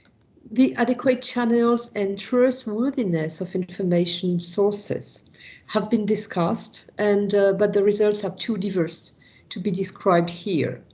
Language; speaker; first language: English; non-native, fluent; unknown